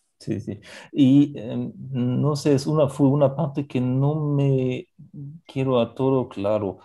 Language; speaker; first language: Spanish; non-native, fluent; German